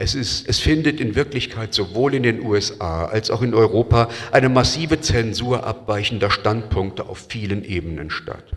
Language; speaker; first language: German; native; German